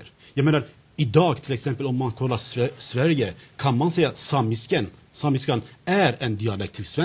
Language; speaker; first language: Swedish; non-native, fluent; Zaza